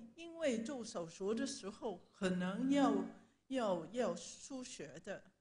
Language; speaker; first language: Chinese; non-native, local second language; Cantonese